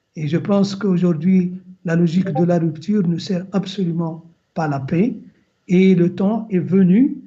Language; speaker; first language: French; non-native, local second language; Arabic